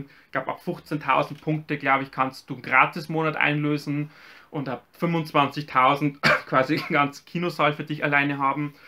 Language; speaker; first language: German; native; German